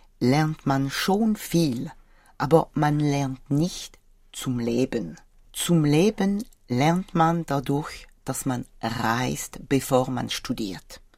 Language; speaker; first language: German; non-native, fluent; French